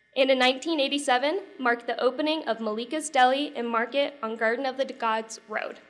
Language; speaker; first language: English; native; English